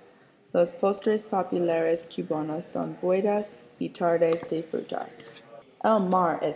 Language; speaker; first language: Spanish; non-native, learner; English